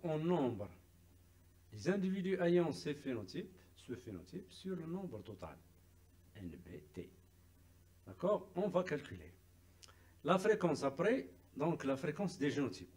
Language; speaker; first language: French; non-native, local second language; Arabic